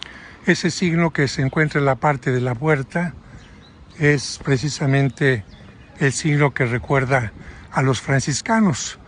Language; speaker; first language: Spanish; native; Spanish